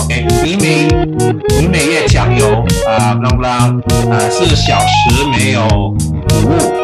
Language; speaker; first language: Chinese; non-native, fluent; Filipino